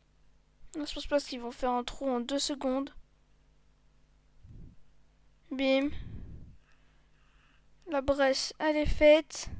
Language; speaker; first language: French; native; French